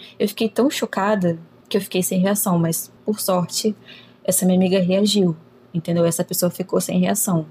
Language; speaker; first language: Portuguese; native; Portuguese